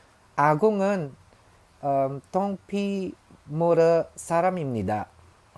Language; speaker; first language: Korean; non-native, learner; Filipino